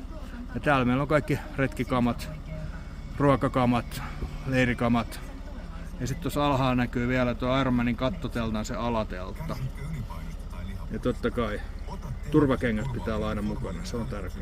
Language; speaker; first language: Finnish; native; Finnish